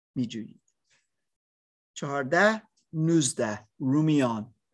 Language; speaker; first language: Persian; non-native, learner; English